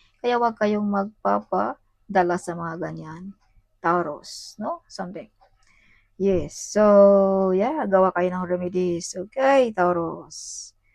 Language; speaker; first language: Filipino; non-native, local second language; Cebuano